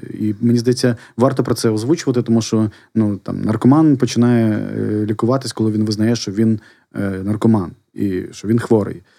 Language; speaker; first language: Ukrainian; non-native, local second language; Russian